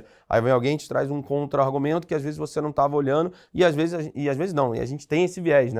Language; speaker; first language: Portuguese; native; Portuguese